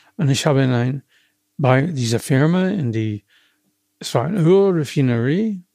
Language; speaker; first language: German; non-native, fluent; English